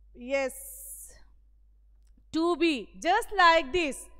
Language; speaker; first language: English; non-native, local second language; Bangla